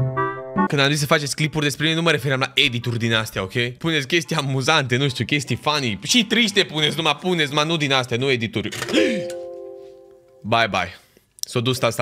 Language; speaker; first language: Romanian; native; Romanian